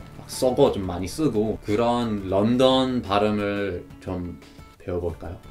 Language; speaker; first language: Korean; non-native, fluent; English